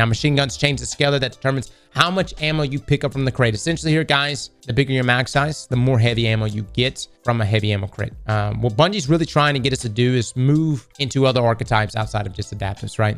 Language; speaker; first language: English; native; English